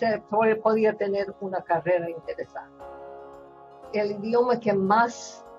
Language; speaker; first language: Spanish; non-native, fluent; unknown